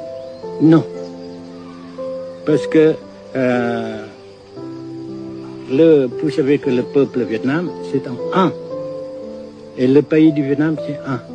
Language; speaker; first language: French; non-native, fluent; Vietnamese